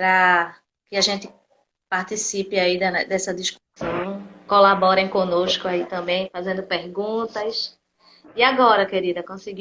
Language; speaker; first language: Portuguese; native; Portuguese